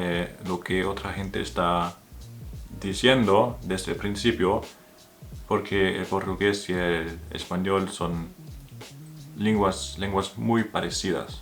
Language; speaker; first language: Spanish; non-native, fluent; German